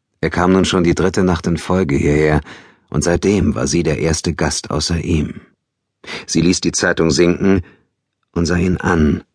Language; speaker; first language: German; native; German